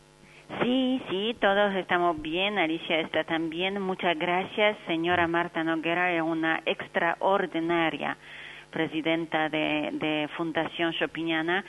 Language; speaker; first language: Spanish; non-native, fluent; Polish